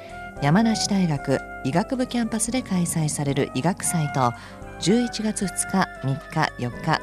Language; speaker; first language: Japanese; native; Japanese